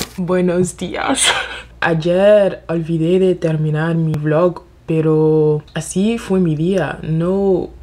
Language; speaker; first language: Spanish; non-native, fluent; French